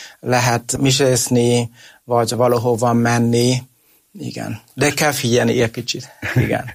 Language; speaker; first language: Hungarian; non-native, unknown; Vietnamese